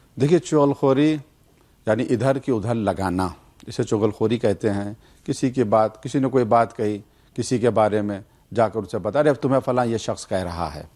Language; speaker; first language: Urdu; native; Urdu